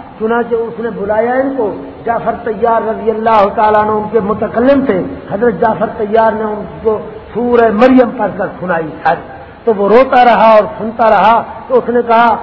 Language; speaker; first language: Urdu; non-native, local second language; Punjabi